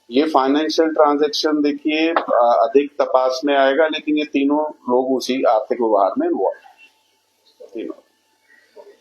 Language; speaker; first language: Hindi; non-native, local second language; Marathi